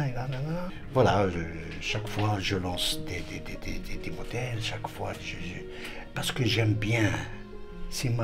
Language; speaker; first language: French; non-native, local second language; Arabic